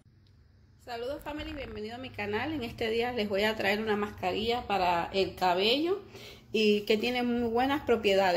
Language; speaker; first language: Spanish; native; Spanish